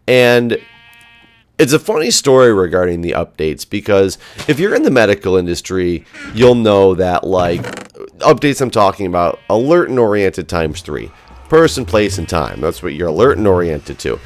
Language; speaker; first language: English; native; English